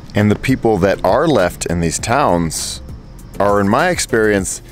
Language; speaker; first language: English; native; English